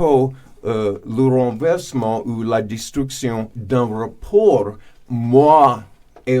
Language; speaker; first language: French; non-native, fluent; English